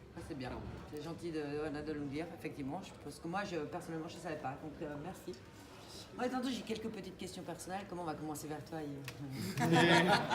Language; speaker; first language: French; native; French